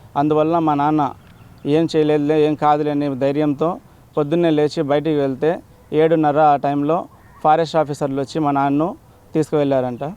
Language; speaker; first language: Telugu; native; Telugu